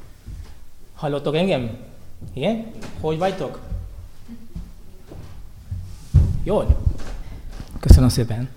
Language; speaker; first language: Hungarian; non-native, learner; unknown